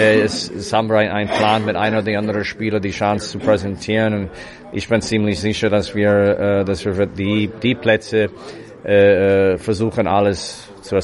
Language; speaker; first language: German; non-native, fluent; English